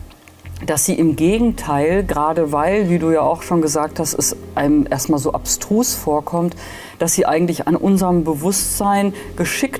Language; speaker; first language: German; native; German